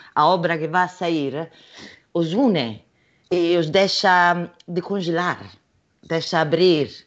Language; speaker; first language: Portuguese; non-native, fluent; Italian